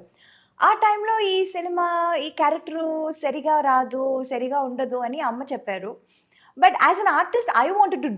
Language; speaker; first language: Telugu; non-native, fluent; Tamil